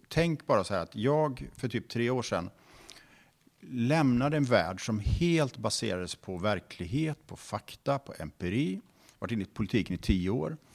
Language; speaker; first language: Swedish; native; Swedish